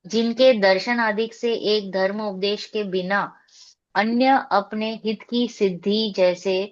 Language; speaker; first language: Hindi; non-native, local second language; Gujarati